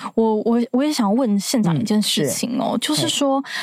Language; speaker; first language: Chinese; native; Chinese